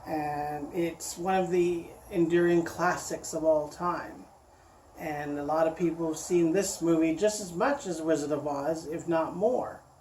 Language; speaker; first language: English; native; English